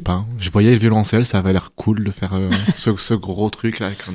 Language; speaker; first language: French; native; French